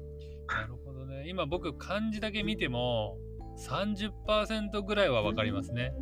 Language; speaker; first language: Japanese; native; Japanese